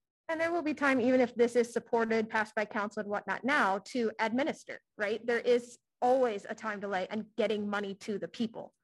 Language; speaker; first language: English; native; English